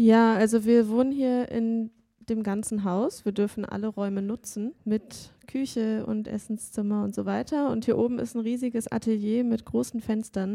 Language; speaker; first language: German; native; German